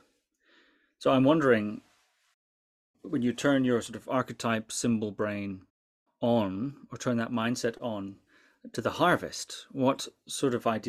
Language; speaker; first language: English; native; English